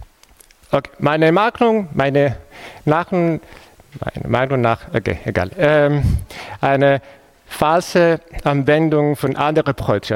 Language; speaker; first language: German; non-native, fluent; Spanish